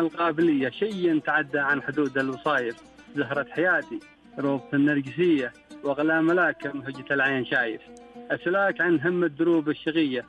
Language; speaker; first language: Arabic; non-native, local second language; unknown